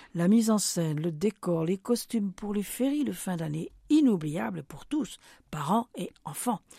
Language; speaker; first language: French; native; French